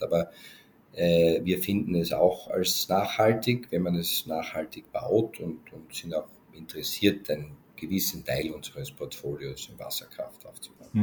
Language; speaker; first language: German; native; German